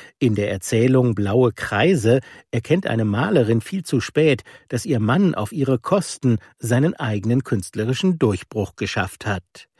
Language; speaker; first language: German; native; German